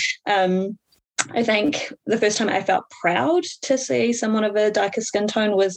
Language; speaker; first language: English; native; English